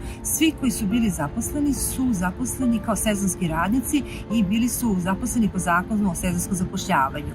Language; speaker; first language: Serbian; native; Serbian